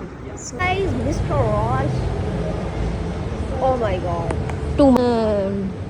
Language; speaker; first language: English; non-native, learner; Urdu